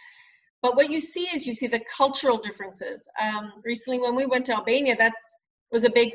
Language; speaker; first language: English; native; English